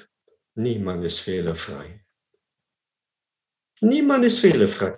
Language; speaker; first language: German; non-native, fluent; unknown